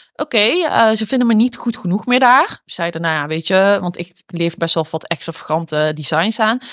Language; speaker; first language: Dutch; native; Dutch